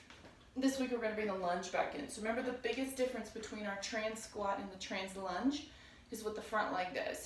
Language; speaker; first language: English; native; English